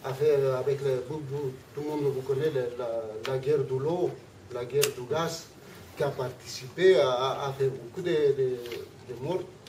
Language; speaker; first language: French; non-native, learner; Spanish